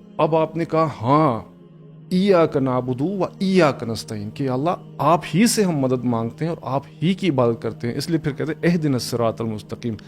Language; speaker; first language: Urdu; native; Urdu